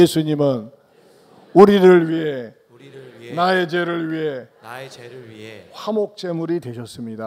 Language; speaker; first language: Korean; native; Korean